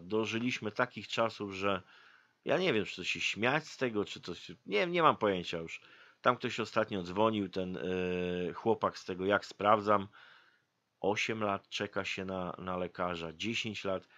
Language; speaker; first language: Polish; native; Polish